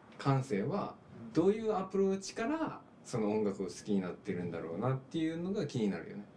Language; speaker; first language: Japanese; native; Japanese